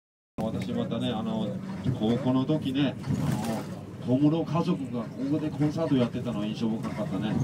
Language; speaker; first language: Japanese; non-native, fluent; Chinese